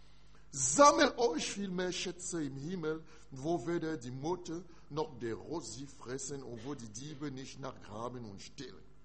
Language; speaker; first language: German; non-native, learner; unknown